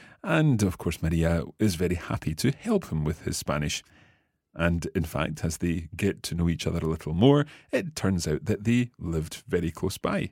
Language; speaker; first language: English; native; English